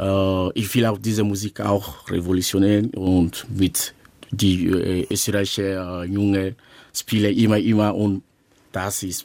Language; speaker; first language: German; non-native, learner; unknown